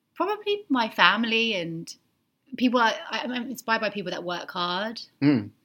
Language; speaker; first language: English; native; English